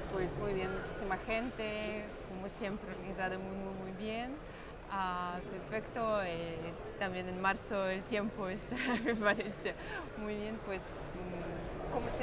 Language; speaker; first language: Spanish; non-native, fluent; Russian